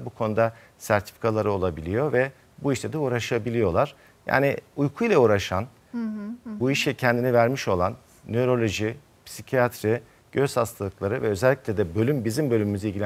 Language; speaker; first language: Turkish; native; Turkish